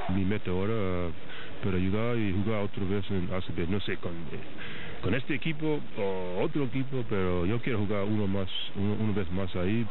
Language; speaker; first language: Spanish; non-native, fluent; English